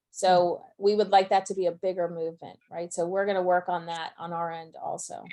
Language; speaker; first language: English; native; English